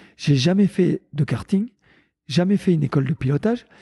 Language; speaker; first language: French; native; French